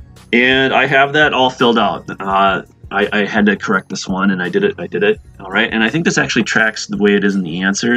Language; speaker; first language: English; native; English